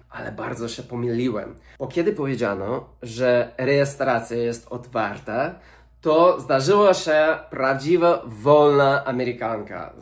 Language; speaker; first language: Polish; non-native, fluent; English